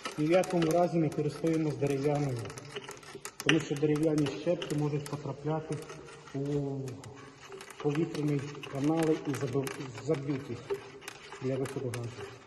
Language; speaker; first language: Ukrainian; native; Ukrainian